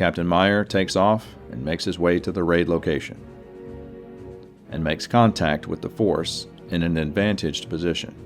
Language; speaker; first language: English; native; English